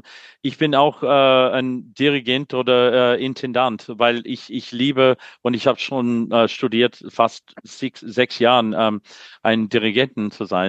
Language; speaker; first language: German; non-native, learner; English